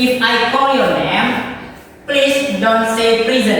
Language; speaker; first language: English; non-native, fluent; Indonesian